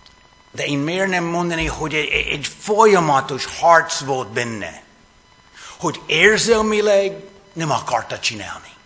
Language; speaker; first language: Hungarian; non-native, fluent; English